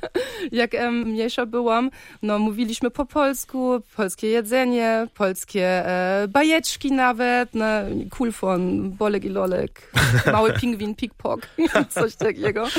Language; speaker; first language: Polish; early bilingual, heritage; Polish